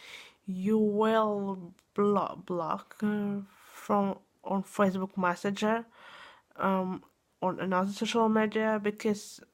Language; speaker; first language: English; non-native, learner; Russian